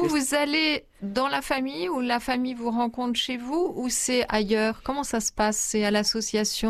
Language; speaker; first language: French; native; French